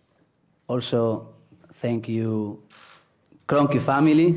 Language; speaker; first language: English; non-native, learner; Spanish